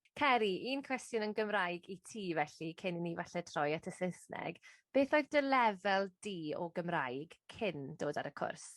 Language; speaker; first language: Welsh; native; Welsh